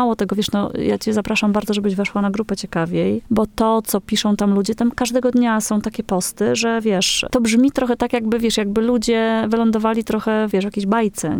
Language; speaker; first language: Polish; native; Polish